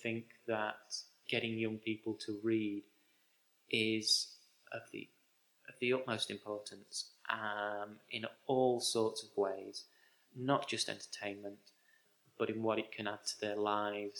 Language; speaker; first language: English; native; English